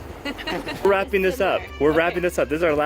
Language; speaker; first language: English; native; English